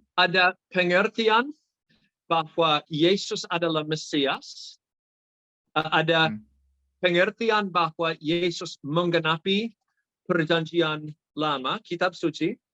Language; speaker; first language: Indonesian; non-native, fluent; English